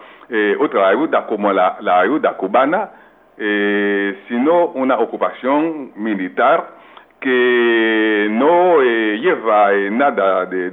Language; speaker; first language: Spanish; non-native, local second language; Haitian Creole